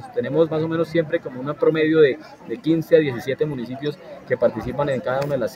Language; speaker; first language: Spanish; native; Spanish